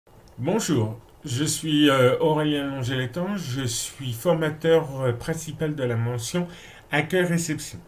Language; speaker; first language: French; native; French